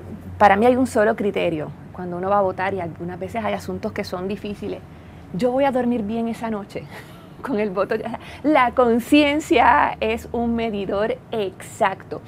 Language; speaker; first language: Spanish; native; Spanish